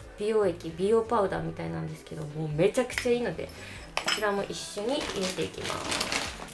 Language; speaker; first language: Japanese; native; Japanese